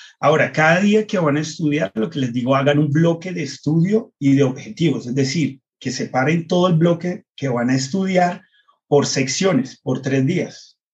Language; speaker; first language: Spanish; early bilingual, heritage; Spanish